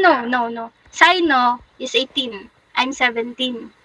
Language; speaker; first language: English; non-native, local second language; Filipino